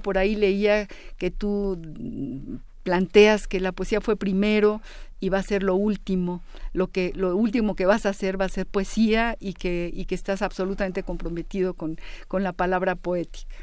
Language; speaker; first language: Spanish; native; Spanish